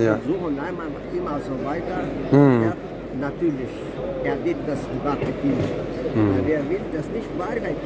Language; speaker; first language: German; non-native, learner; Albanian